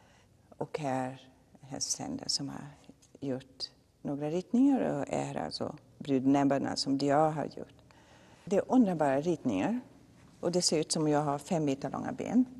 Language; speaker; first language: Swedish; non-native, fluent; German